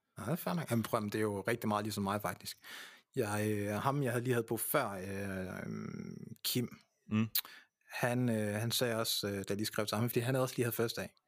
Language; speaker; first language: Danish; early bilingual, other home language; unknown